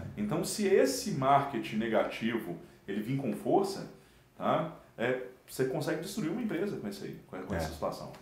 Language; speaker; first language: Portuguese; native; Portuguese